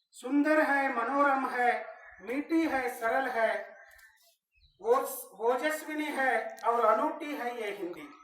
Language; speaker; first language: Hindi; non-native, local second language; Kannada